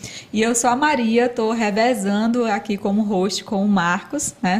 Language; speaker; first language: Portuguese; native; Portuguese